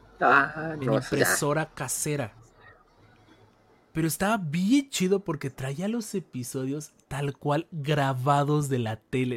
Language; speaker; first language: Spanish; native; Spanish